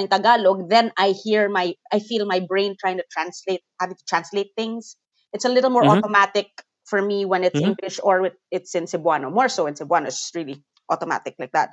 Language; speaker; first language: English; non-native, local second language; Cebuano